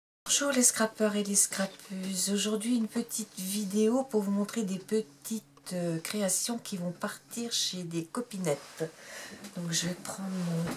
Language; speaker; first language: French; native; French